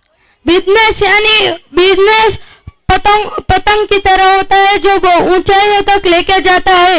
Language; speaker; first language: Hindi; non-native, local second language; Gujarati